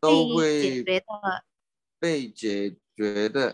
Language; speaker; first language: Chinese; non-native, learner; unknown